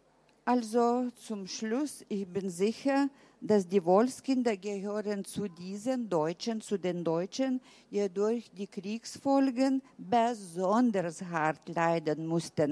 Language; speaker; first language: German; early bilingual, heritage; German